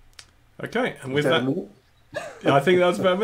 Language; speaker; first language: English; native; English